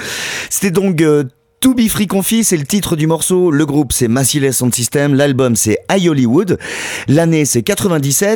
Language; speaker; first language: French; native; French